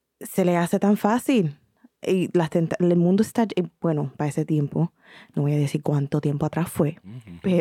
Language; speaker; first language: Spanish; early bilingual, heritage; Spanish